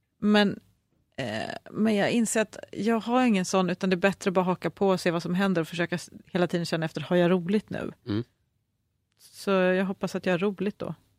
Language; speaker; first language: Swedish; native; Swedish